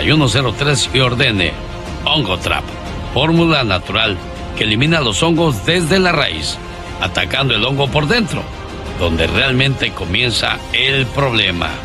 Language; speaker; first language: Spanish; native; Spanish